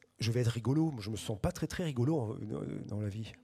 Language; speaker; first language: French; native; French